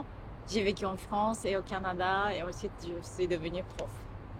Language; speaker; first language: French; non-native, fluent; Japanese